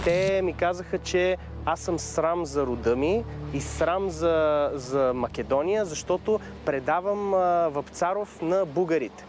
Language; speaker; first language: Bulgarian; native; Bulgarian